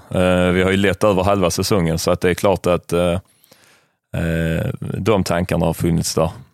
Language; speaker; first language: Swedish; native; Swedish